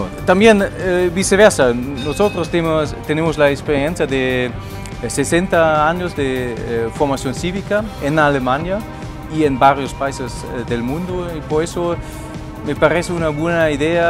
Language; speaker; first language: Spanish; non-native, fluent; German